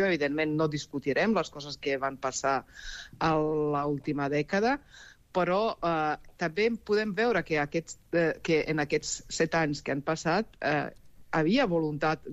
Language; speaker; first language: Catalan; non-native, fluent; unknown